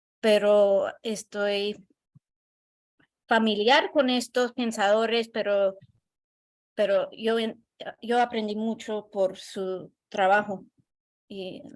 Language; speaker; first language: Spanish; non-native, learner; English